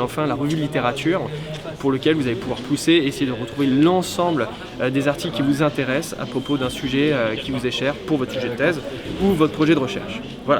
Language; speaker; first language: French; native; French